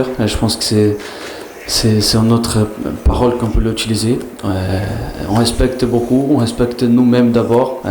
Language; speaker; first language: French; non-native, fluent; Portuguese